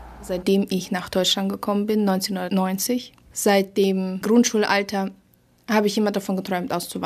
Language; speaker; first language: German; early bilingual, other home language; Russian